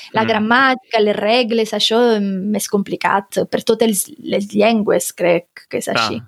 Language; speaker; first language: Catalan; non-native, fluent; Italian